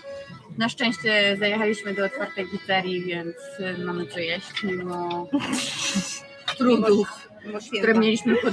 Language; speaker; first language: Polish; native; Polish